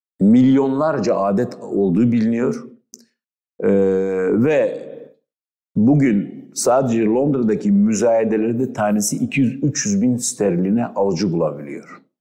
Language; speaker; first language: Turkish; non-native, local second language; Kurdish